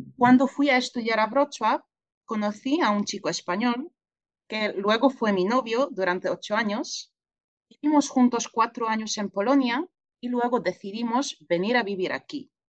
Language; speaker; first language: Spanish; non-native, fluent; Polish